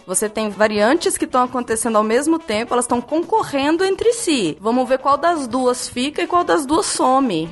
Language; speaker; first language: Portuguese; native; Portuguese